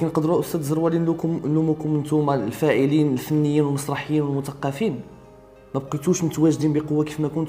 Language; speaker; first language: Arabic; native; Arabic